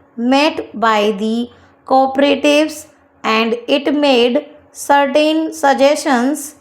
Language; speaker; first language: English; non-native, local second language; Hindi